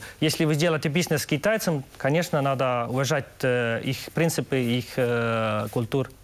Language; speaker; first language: Russian; non-native, local second language; Estonian